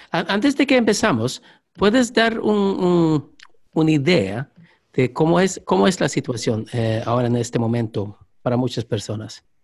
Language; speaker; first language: Spanish; non-native, learner; Swedish